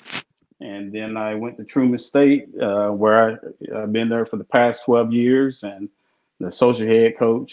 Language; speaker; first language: English; native; English